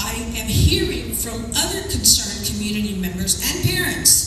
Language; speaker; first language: English; native; English